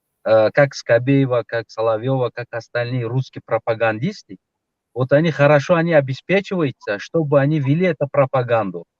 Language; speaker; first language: Russian; non-native, local second language; Tajik